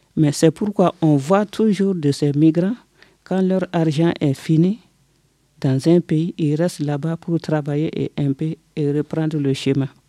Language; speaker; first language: French; non-native, local second language; Bambara